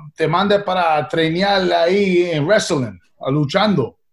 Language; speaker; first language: Spanish; early bilingual, heritage; Spanish